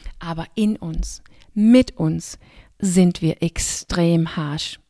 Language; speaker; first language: German; non-native, fluent; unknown